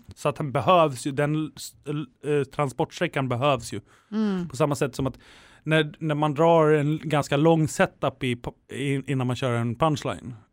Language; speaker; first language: Swedish; native; Swedish